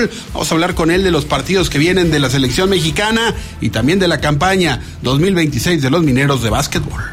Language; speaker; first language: Spanish; native; Spanish